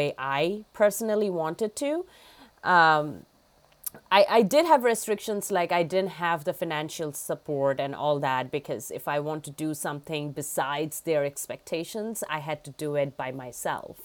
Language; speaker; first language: English; non-native, local second language; Bangla